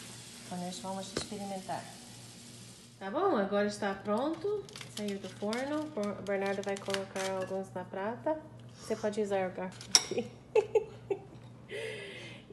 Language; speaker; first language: Portuguese; non-native, learner; English